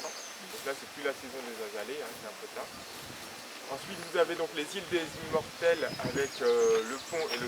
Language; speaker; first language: French; native; French